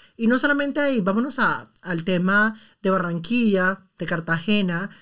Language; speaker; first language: Spanish; native; Spanish